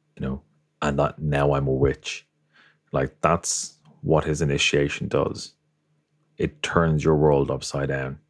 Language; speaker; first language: English; native; English